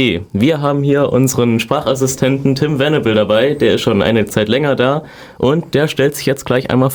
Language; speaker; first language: German; native; German